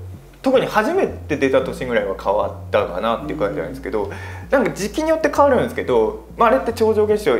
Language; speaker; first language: Japanese; native; Japanese